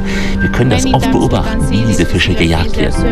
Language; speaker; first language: German; native; German